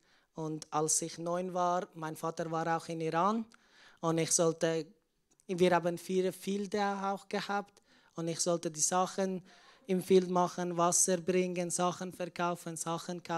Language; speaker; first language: German; non-native, learner; Persian